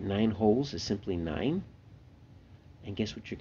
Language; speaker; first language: English; native; English